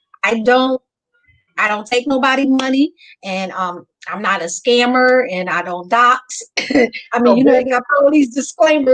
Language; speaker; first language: English; native; English